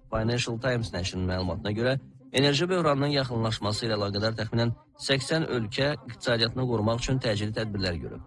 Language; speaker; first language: Azerbaijani; native; Azerbaijani